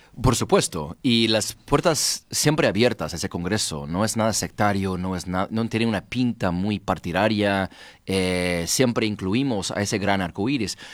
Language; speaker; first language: Spanish; non-native, fluent; English